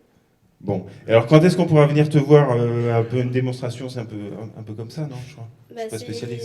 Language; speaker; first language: French; native; French